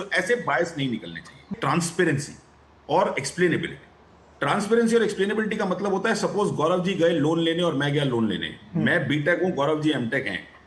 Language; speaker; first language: Hindi; native; Hindi